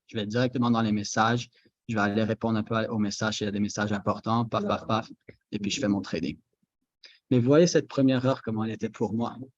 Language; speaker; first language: French; native; French